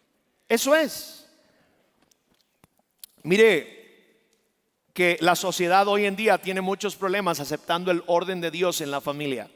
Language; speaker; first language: Spanish; native; Spanish